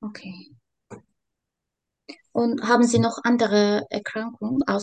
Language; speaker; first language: German; non-native, learner; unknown